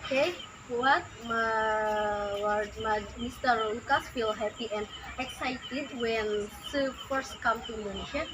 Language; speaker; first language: English; non-native, learner; Indonesian